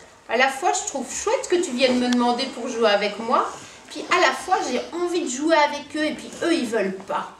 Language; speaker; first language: French; native; French